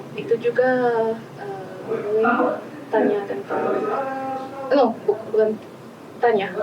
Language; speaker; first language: Indonesian; non-native, learner; Malagasy